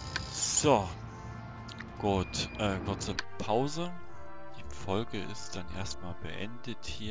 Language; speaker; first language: German; native; German